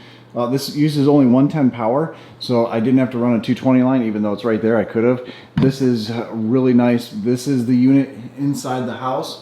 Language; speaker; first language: English; native; English